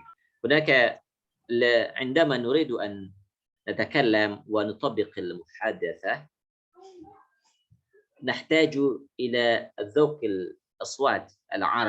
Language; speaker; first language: Arabic; non-native, fluent; Indonesian